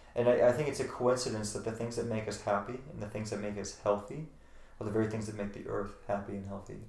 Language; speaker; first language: English; native; English